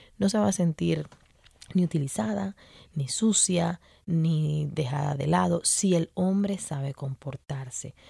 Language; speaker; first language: Spanish; native; Spanish